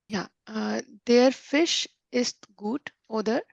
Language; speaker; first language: German; non-native, learner; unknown